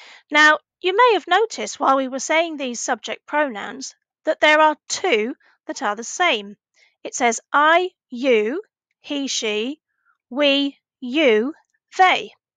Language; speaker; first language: English; native; English